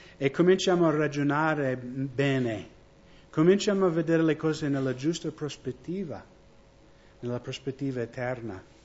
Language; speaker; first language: Italian; non-native, fluent; English